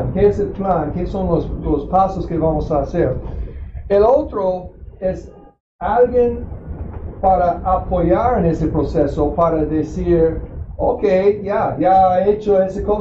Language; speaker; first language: Spanish; non-native, fluent; English